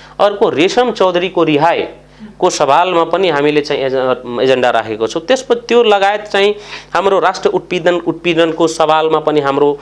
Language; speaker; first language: Nepali; non-native, local second language; Maithili